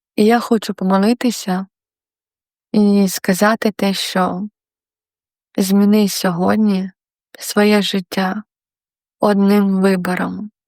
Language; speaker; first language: Ukrainian; non-native, local second language; Russian